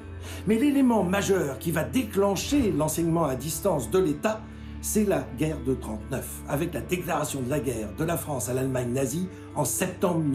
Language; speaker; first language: French; native; French